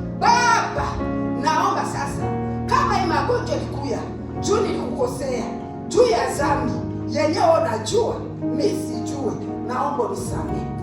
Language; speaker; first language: Swahili; native; Swahili